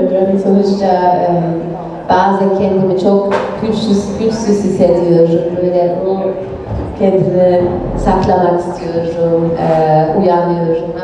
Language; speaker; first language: Turkish; non-native, fluent; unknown